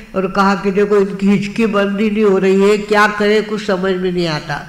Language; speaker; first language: Hindi; non-native, local second language; Marathi